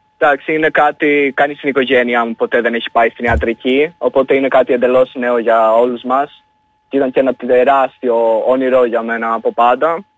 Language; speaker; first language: Greek; early bilingual, other home language; Albanian